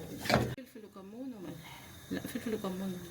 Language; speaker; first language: Arabic; native; Arabic